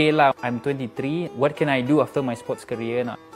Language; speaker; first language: Malay; native; Malay